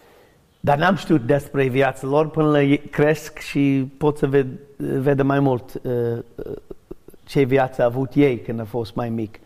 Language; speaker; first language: Romanian; non-native, learner; English